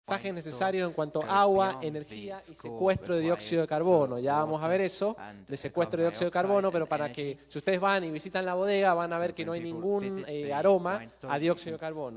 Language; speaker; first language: Spanish; native; Spanish